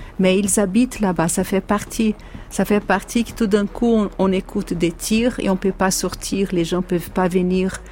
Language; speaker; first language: French; non-native, fluent; Portuguese